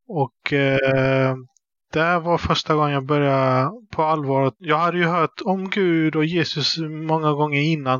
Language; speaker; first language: Swedish; early bilingual, other home language; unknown